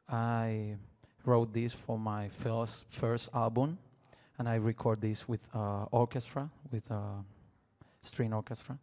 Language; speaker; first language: English; non-native, learner; Spanish